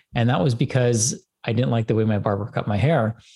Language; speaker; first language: English; early bilingual, other home language; Hindi